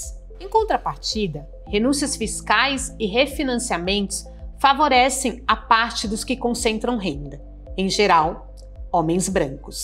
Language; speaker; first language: Portuguese; native; Portuguese